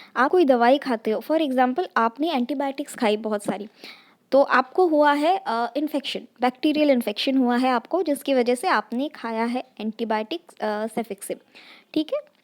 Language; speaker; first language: Hindi; non-native, local second language; Assamese